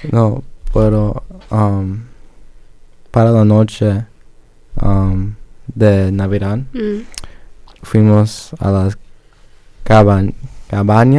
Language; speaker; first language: Spanish; early bilingual, other home language; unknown